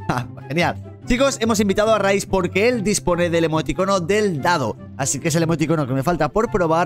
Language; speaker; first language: Spanish; native; Spanish